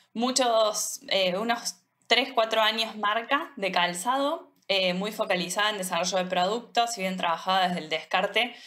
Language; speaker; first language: Spanish; native; Spanish